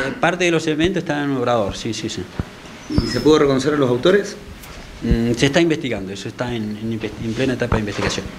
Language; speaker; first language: Spanish; native; Spanish